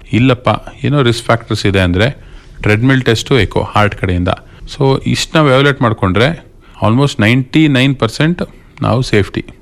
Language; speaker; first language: Kannada; native; Kannada